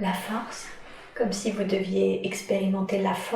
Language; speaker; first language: French; native; French